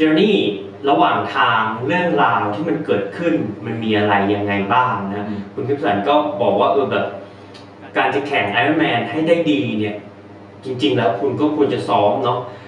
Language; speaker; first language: Thai; native; Thai